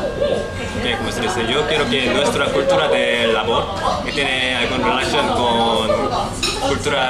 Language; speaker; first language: Spanish; non-native, learner; Korean